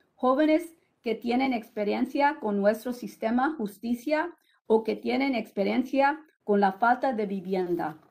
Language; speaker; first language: Spanish; early bilingual, heritage; Spanish